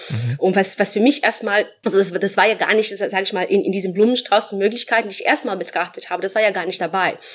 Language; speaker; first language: German; non-native, fluent; Portuguese